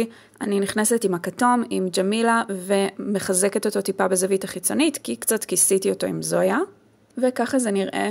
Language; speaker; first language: Hebrew; native; Hebrew